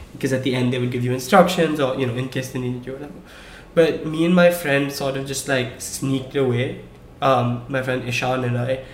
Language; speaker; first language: English; non-native, local second language; Hindi